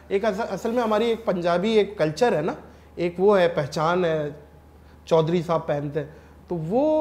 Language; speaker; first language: Urdu; native; Urdu